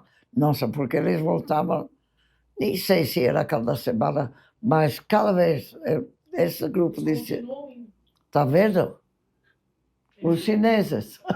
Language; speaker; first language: Portuguese; non-native, fluent; English